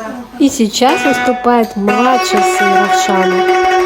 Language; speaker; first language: Russian; native; Russian